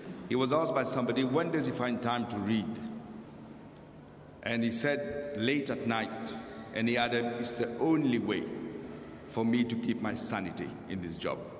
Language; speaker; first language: English; non-native, local second language; Morisyen